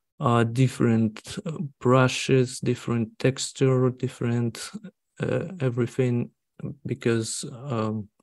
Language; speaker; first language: English; non-native, learner; Russian